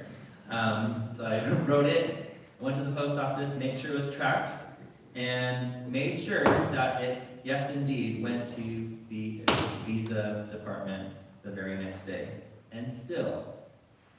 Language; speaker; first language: English; native; English